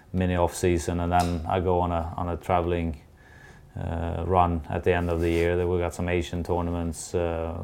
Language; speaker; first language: English; non-native, fluent; Swedish